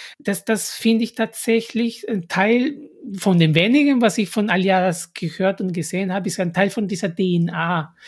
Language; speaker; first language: German; non-native, fluent; Spanish